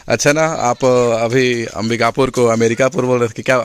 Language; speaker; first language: Hindi; native; Hindi